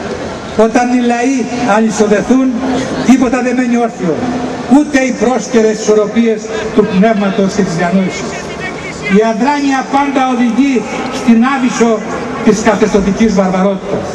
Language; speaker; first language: Greek; native; Greek